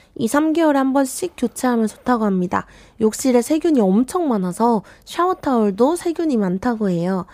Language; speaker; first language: Korean; native; Korean